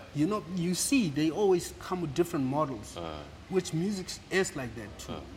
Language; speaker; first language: English; non-native, local second language; Southern Sotho